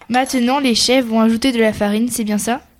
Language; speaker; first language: French; native; French